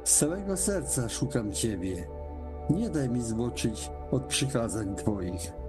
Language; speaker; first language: Polish; native; Polish